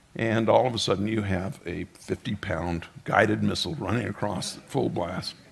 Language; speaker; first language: English; native; English